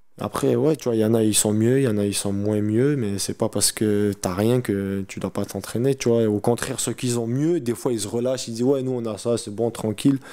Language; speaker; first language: French; early bilingual, other home language; Chechen